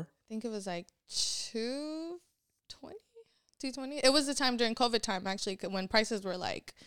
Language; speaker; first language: English; native; English